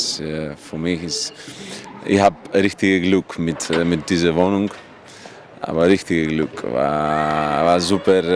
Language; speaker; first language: German; non-native, learner; Russian